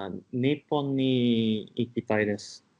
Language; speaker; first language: Japanese; non-native, learner; English